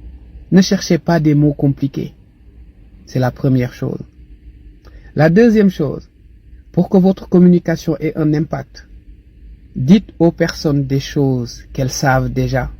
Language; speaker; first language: French; non-native, local second language; Wolof